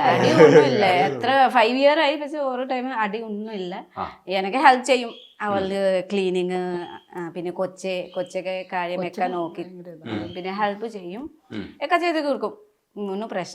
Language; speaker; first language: Malayalam; non-native, learner; Nepali